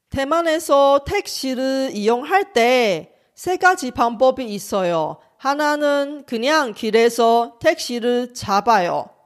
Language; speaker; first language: Korean; non-native, fluent; Chinese